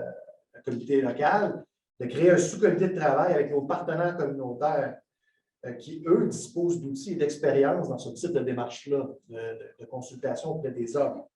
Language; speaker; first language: French; native; French